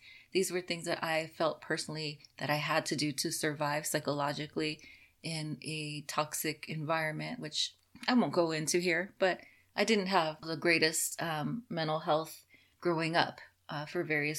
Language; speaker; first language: English; native; English